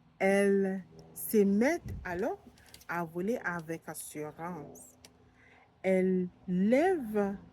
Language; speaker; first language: French; non-native, learner; English